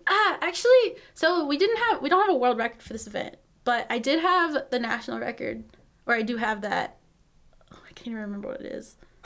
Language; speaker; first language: English; native; English